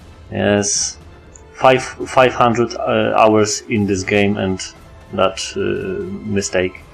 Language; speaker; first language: English; non-native, learner; Polish